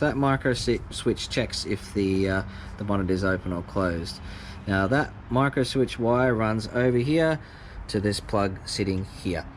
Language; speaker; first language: English; native; English